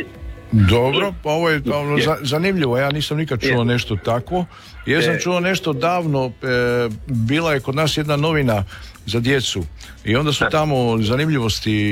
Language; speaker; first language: Serbian; native; Serbian